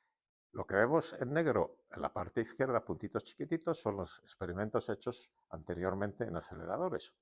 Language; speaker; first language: Spanish; native; Spanish